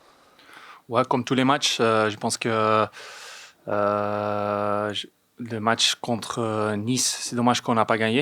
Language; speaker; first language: French; non-native, fluent; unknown